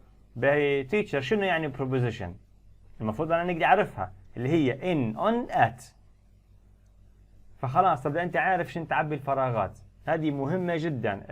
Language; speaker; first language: Arabic; native; Arabic